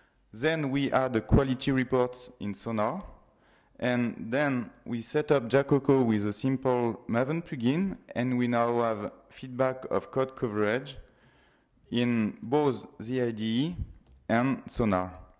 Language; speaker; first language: English; non-native, fluent; French